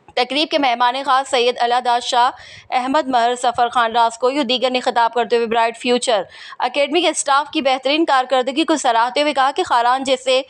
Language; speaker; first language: Urdu; non-native, local second language; Baluchi